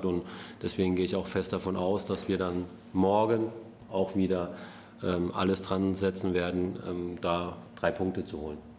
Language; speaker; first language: German; native; German